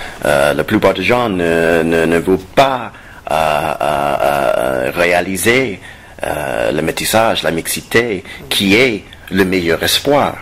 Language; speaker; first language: French; non-native, fluent; English